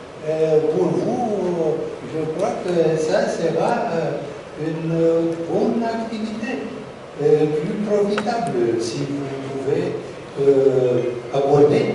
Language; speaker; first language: French; non-native, fluent; Romanian